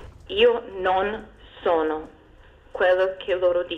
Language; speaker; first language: Italian; non-native, fluent; English